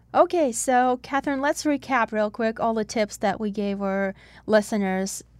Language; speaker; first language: English; non-native, fluent; Russian